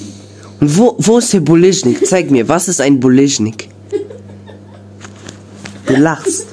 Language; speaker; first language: German; early bilingual, other home language; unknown